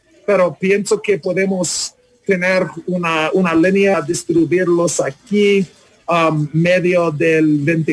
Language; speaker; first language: Spanish; non-native, learner; English